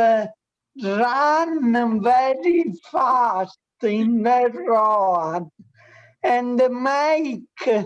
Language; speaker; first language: English; non-native, learner; Italian